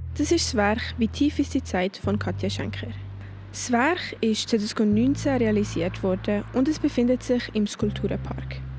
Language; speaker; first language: German; native; German